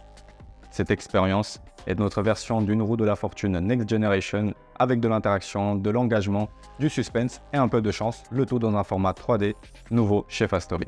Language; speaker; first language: French; native; French